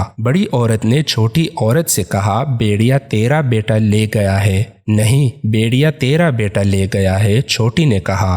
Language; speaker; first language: Urdu; native; Urdu